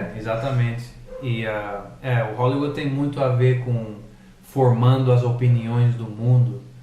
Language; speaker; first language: Portuguese; early bilingual, heritage; English